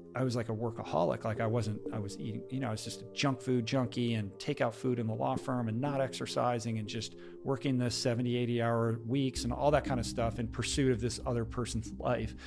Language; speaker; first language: English; native; English